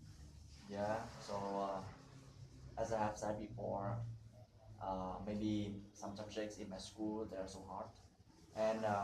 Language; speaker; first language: English; non-native, learner; Vietnamese